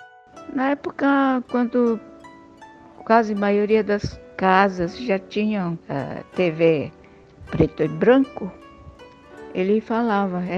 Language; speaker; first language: Portuguese; early bilingual, other home language; Japanese